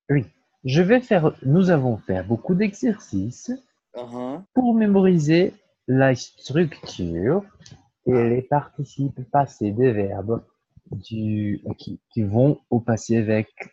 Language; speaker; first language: French; non-native, fluent; Portuguese